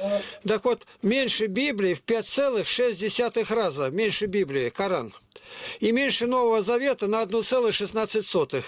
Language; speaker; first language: Russian; native; Russian